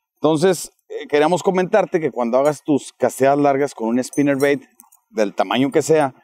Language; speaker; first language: Spanish; native; Spanish